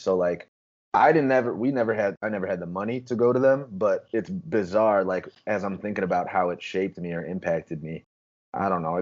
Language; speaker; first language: English; native; English